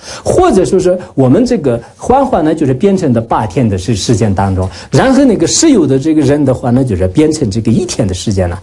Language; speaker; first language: Chinese; non-native, local second language; Tibetan